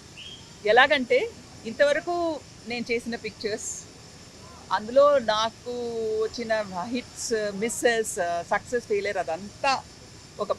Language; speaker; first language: Telugu; non-native, local second language; Tamil